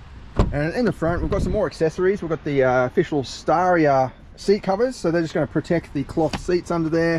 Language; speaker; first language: English; native; English